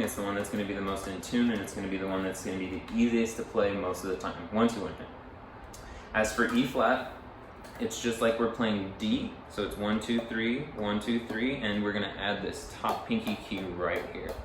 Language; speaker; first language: English; native; English